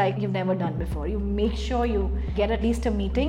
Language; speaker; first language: English; non-native, local second language; Hindi